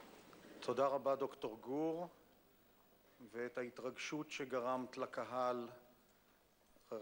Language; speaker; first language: Hebrew; native; Hebrew